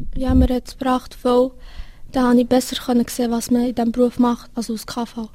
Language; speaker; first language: German; non-native, learner; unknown